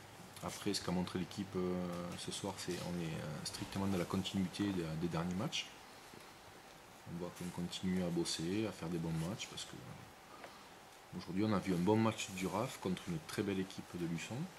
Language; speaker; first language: French; native; French